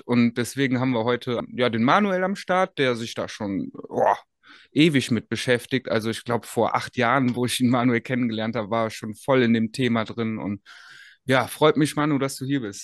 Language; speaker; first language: German; native; German